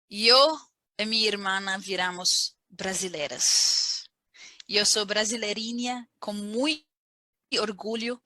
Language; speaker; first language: Portuguese; non-native, learner; Arabic